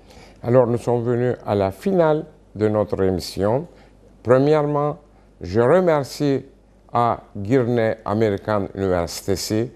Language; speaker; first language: French; non-native, fluent; Turkish